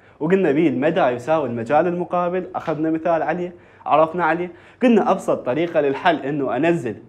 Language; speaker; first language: Arabic; native; Arabic